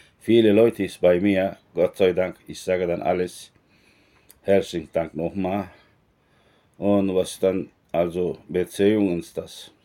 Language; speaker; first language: German; non-native, learner; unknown